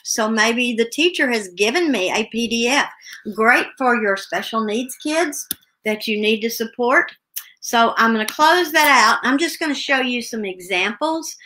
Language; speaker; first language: English; native; English